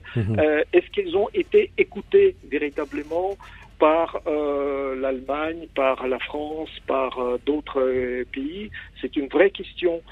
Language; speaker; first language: French; non-native, fluent; Ukrainian